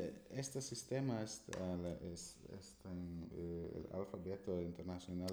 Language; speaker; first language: Spanish; non-native, learner; English